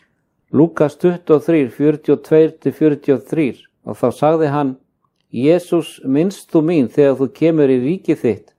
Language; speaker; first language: Icelandic; native; Icelandic